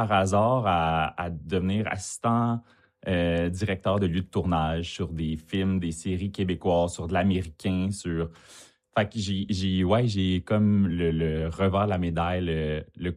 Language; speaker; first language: French; native; French